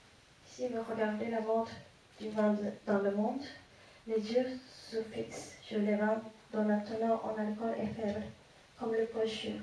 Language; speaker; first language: French; non-native, fluent; Japanese